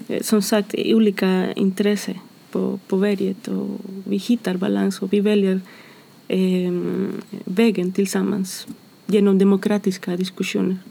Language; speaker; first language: Swedish; non-native, fluent; Spanish